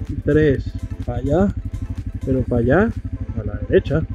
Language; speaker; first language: Spanish; native; Spanish